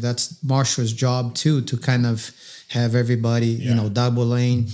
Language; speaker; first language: English; non-native, fluent; Portuguese